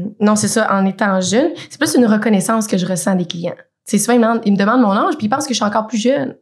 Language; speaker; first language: French; native; French